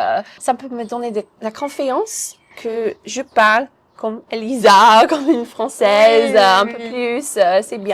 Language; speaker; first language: French; non-native, fluent; English